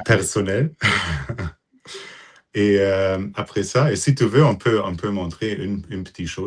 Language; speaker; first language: French; non-native, fluent; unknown